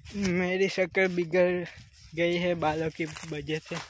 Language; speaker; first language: Hindi; non-native, local second language; Gujarati